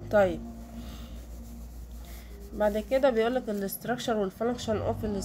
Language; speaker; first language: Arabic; native; Arabic